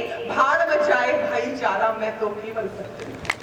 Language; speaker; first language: Hindi; native; Hindi